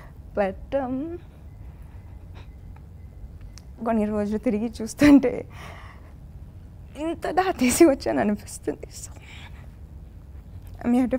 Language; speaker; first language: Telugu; non-native, fluent; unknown